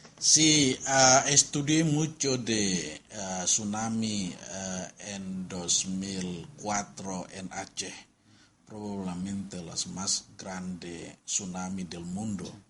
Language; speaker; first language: Spanish; non-native, learner; Indonesian